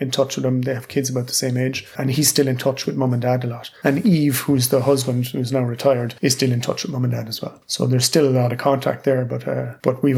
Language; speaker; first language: English; native; English